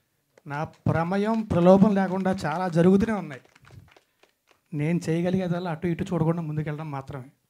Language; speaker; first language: Telugu; native; Telugu